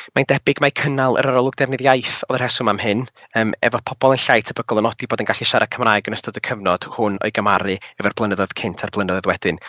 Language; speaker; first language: Welsh; native; Welsh